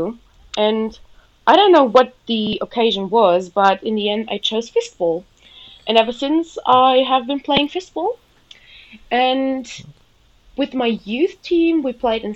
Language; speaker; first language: English; non-native, fluent; German